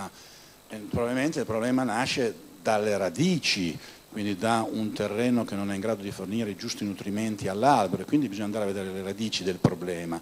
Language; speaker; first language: Italian; native; Italian